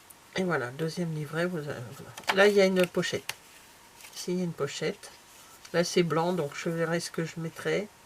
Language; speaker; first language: French; native; French